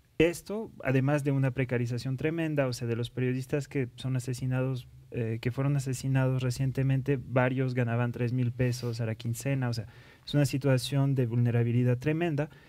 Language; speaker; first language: Spanish; non-native, fluent; French